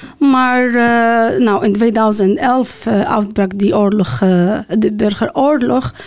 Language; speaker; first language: Dutch; non-native, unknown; Arabic